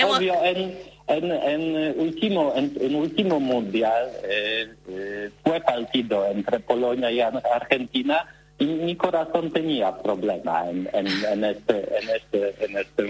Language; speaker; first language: Spanish; non-native, learner; Polish